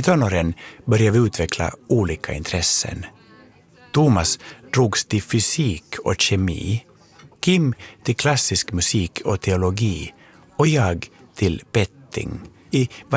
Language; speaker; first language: Swedish; native; Swedish